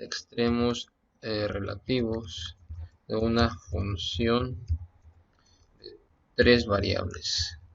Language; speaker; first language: Spanish; native; Spanish